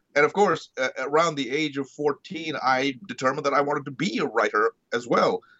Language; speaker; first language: English; early bilingual, other home language; Marathi